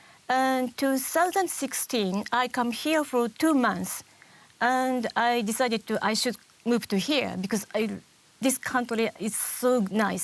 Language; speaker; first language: English; non-native, learner; Japanese